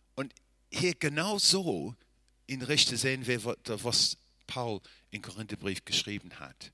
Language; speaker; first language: German; non-native, fluent; English